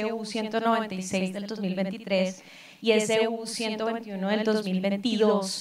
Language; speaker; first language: Spanish; native; Spanish